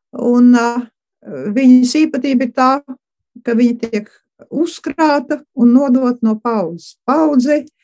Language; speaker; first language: Latvian; early bilingual, heritage; Latvian